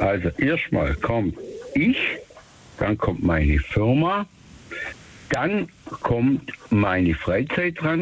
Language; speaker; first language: German; native; German